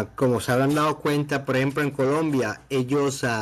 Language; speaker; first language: Spanish; native; Spanish